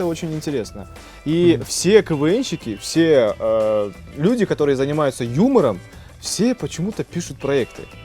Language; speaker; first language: Russian; native; Russian